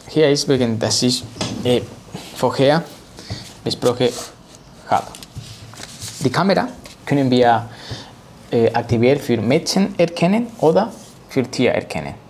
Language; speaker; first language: German; non-native, learner; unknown